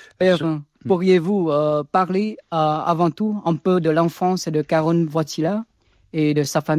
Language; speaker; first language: French; non-native, fluent; Vietnamese